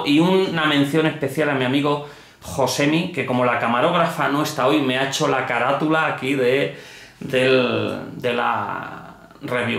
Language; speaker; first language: Spanish; native; Spanish